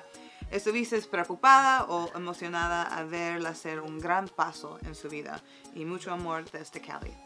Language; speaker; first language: Spanish; early bilingual, heritage; Spanish